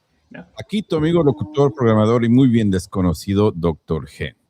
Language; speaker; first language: Spanish; early bilingual, heritage; Spanish